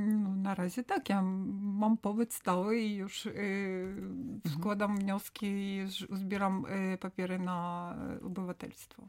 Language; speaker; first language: Polish; non-native, learner; Ukrainian